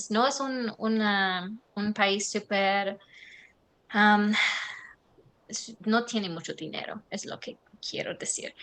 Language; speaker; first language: Spanish; non-native, learner; English